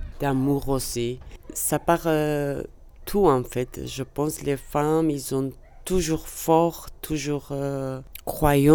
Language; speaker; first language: French; non-native, learner; Georgian